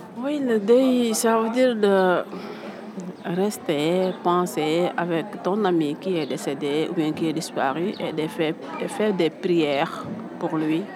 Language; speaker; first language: French; non-native, local second language; Fula